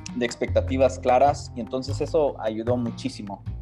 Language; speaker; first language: Spanish; early bilingual, heritage; Spanish